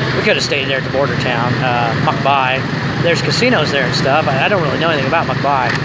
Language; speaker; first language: English; native; English